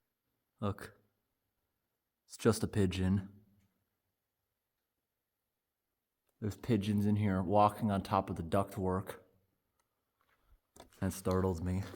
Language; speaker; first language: English; native; English